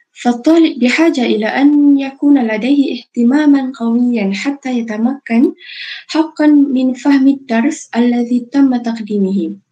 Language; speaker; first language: Arabic; non-native, fluent; Malay